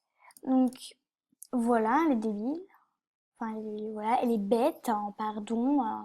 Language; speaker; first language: French; native; French